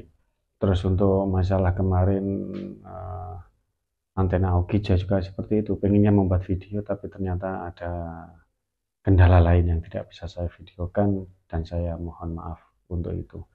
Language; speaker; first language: Indonesian; native; Indonesian